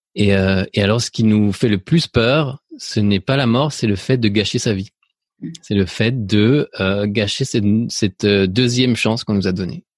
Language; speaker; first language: French; early bilingual, other home language; Spanish